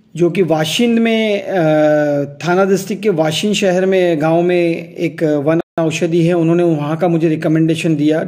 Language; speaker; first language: Hindi; non-native, local second language; Urdu